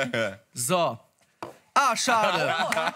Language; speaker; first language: German; native; German